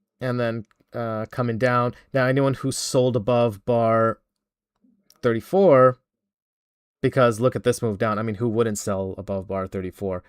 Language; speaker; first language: English; native; English